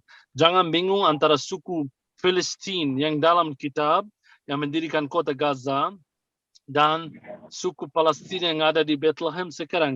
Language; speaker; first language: Indonesian; non-native, fluent; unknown